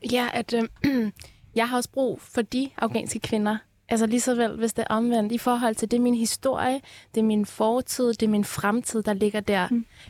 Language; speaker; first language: Danish; early bilingual, other home language; Persian